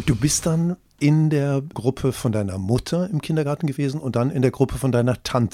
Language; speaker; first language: German; native; German